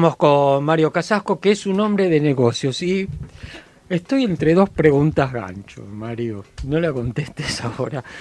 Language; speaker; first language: Spanish; native; Spanish